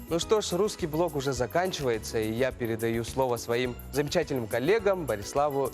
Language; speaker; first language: Russian; native; Russian